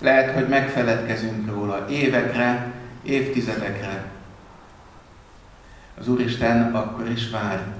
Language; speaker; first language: Hungarian; native; Hungarian